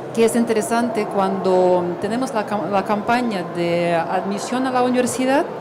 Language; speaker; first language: Spanish; non-native, fluent; Russian